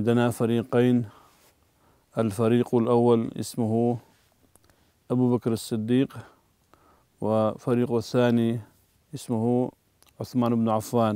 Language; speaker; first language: Arabic; non-native, fluent; Chechen